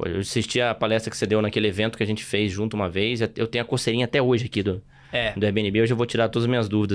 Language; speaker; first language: Portuguese; native; Portuguese